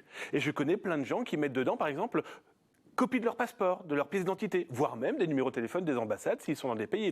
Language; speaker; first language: French; native; French